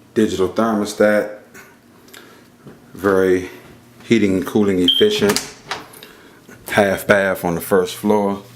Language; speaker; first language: English; native; English